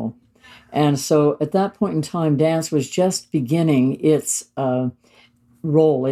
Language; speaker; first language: English; native; English